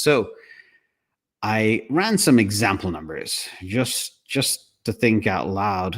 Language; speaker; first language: English; native; English